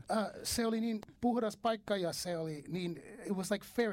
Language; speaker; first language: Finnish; non-native, learner; English